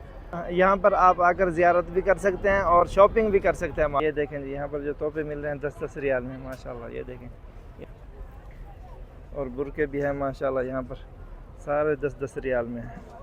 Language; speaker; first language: Hindi; native; Hindi